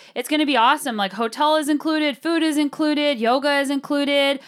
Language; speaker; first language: English; early bilingual, other home language; Arabic